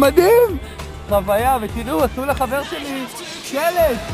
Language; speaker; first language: Hebrew; native; Hebrew